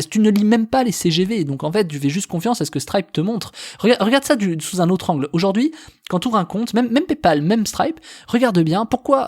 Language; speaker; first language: French; native; French